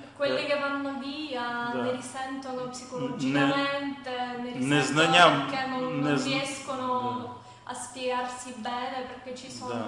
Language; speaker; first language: Italian; non-native, fluent; Ukrainian